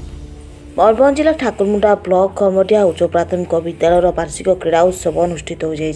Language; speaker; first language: Hindi; non-native, local second language; Odia